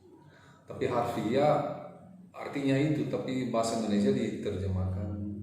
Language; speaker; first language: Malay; non-native, fluent; English